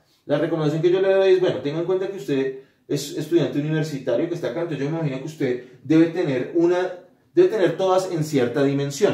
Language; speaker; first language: Spanish; native; Spanish